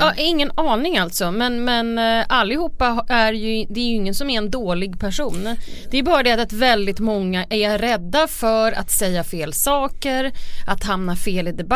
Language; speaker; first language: Swedish; native; Swedish